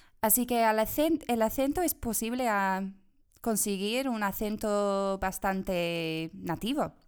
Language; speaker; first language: Spanish; non-native, fluent; English